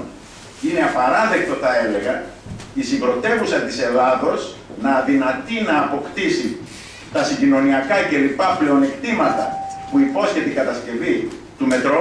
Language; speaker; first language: Greek; native; Greek